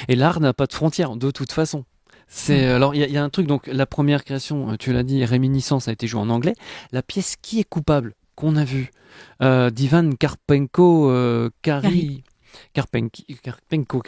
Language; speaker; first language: French; native; French